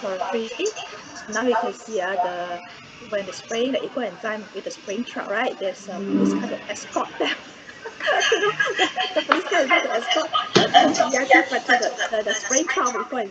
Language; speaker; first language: English; non-native, local second language; Malay